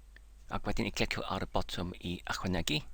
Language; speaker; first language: Welsh; non-native, learner; English